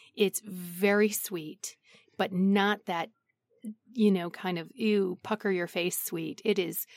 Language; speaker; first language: English; native; English